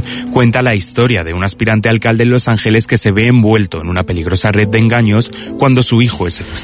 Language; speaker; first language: Spanish; native; Spanish